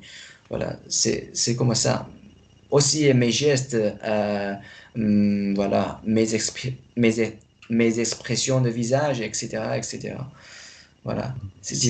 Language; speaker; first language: French; non-native, fluent; Chinese